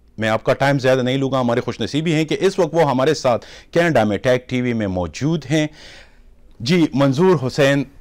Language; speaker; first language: Urdu; native; Urdu